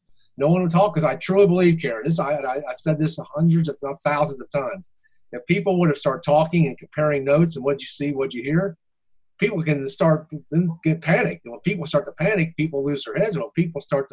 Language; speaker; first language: English; native; English